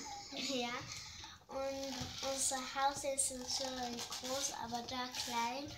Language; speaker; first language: German; non-native, learner; Arabic